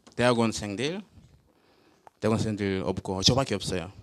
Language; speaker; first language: Korean; non-native, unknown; Swahili